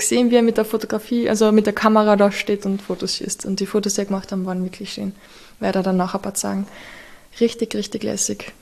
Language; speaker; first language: German; native; German